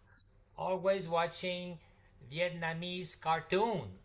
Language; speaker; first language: English; non-native, learner; Vietnamese